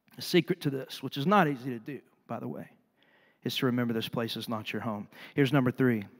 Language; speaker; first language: English; native; English